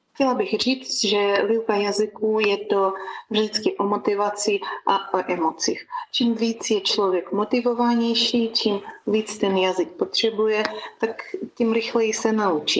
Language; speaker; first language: Czech; non-native, fluent; Ukrainian